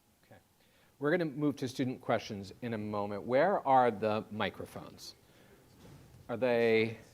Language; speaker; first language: English; native; English